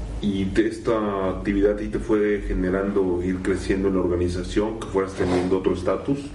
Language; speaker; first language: Spanish; native; Spanish